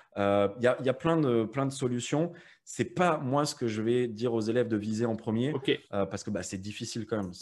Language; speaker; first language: French; native; French